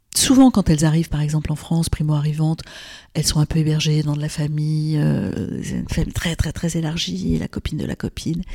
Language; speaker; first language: French; non-native, local second language; Arabic